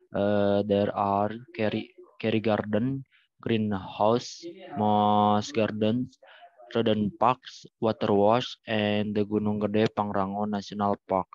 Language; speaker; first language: English; non-native, learner; Indonesian